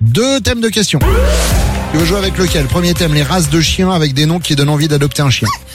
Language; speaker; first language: French; native; French